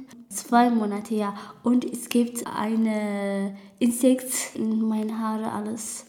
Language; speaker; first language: German; non-native, learner; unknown